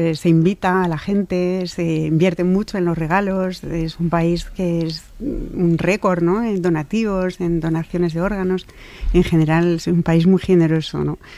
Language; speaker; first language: Spanish; non-native, fluent; French